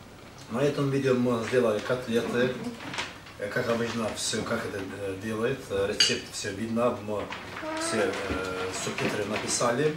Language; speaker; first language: Russian; non-native, fluent; Azerbaijani